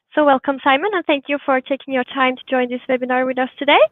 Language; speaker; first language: English; non-native, fluent; Norwegian